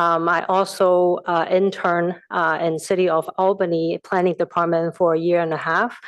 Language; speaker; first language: English; non-native, fluent; Chinese